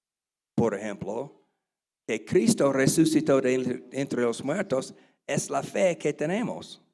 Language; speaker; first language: Spanish; non-native, learner; English